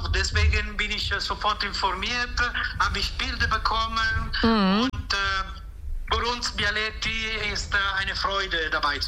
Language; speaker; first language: German; non-native, fluent; Italian